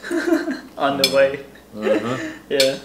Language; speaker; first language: English; non-native, learner; Vietnamese